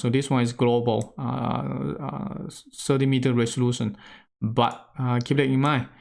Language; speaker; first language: English; non-native, fluent; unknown